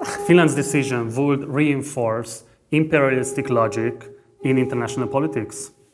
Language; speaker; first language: English; non-native, fluent; Hungarian